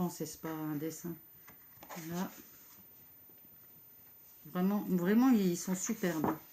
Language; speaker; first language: French; native; French